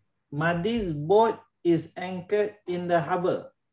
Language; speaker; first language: English; non-native, local second language; Malay